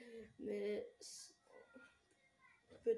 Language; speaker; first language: French; early bilingual, other home language; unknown